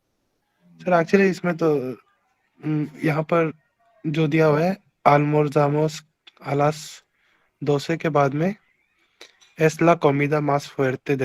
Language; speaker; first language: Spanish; non-native, learner; Hindi